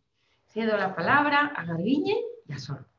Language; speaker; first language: Spanish; native; Spanish